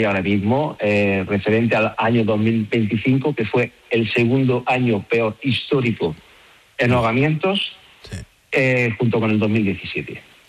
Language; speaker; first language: Spanish; native; Spanish